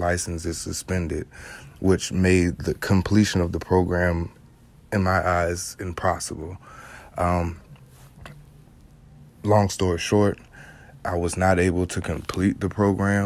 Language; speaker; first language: English; native; English